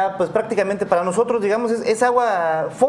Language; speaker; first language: Spanish; native; Spanish